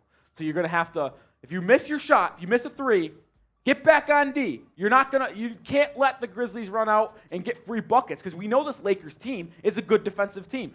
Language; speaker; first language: English; native; English